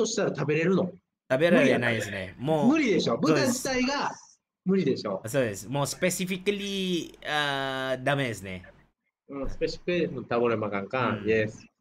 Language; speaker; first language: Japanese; non-native, fluent; Malay